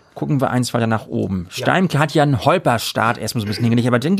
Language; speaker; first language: German; native; German